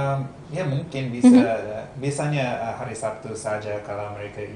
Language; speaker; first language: Indonesian; non-native, fluent; English